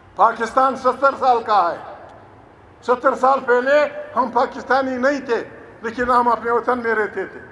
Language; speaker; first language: Urdu; non-native, local second language; Pashto